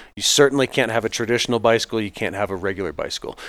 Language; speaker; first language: English; native; English